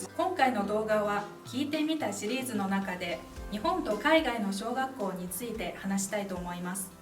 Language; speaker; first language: Japanese; non-native, fluent; Chinese